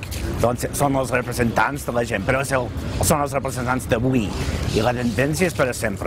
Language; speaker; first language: Catalan; non-native, fluent; English